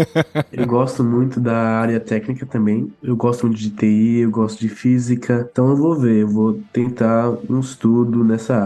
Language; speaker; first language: Portuguese; early bilingual, heritage; Portuguese